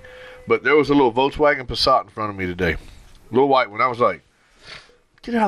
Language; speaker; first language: English; native; English